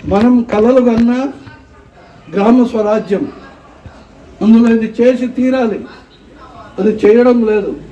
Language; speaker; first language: Telugu; native; Telugu